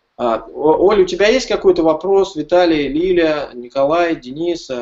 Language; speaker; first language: Russian; native; Russian